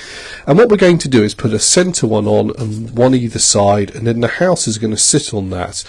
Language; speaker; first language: English; native; English